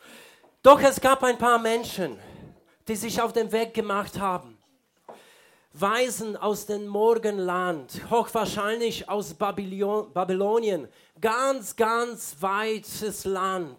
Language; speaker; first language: German; non-native, fluent; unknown